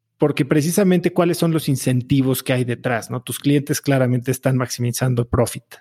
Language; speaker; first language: Spanish; native; Spanish